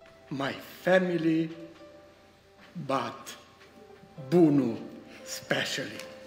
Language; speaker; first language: English; non-native, learner; Romanian